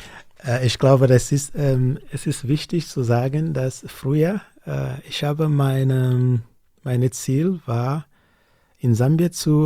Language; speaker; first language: German; non-native, learner; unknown